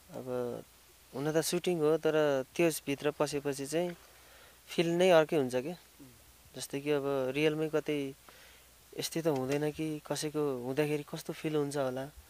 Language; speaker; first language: Nepali; native; Nepali